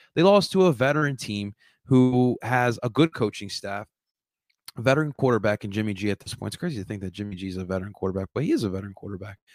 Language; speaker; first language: English; native; English